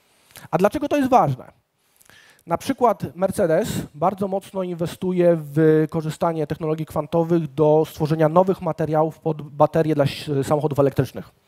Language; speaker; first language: Polish; native; Polish